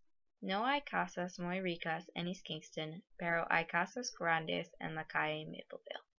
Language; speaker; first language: Spanish; non-native, learner; English